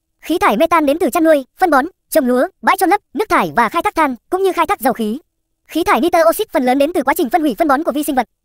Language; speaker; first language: Vietnamese; native; Vietnamese